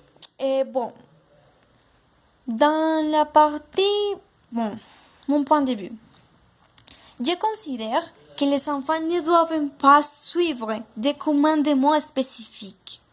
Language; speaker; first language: French; non-native, learner; Spanish